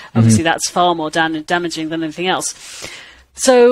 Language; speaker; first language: English; native; English